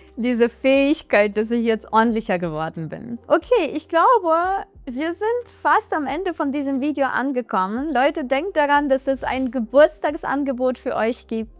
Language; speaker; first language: German; non-native, fluent; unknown